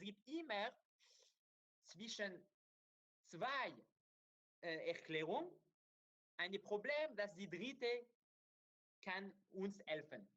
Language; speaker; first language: German; non-native, learner; Hebrew